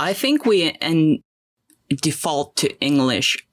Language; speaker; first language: English; non-native, fluent; Finnish